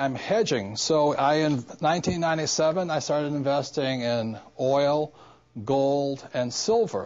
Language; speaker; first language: English; native; English